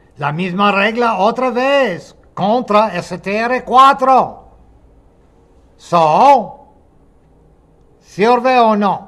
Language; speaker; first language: Spanish; non-native, fluent; English